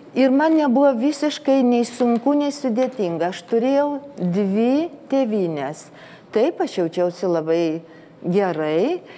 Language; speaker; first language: Lithuanian; early bilingual, heritage; Lithuanian